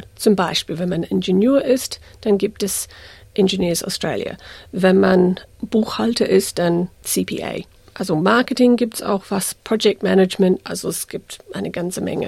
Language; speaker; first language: German; non-native, fluent; English